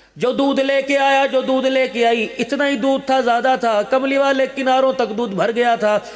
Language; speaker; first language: Urdu; non-native, local second language; Punjabi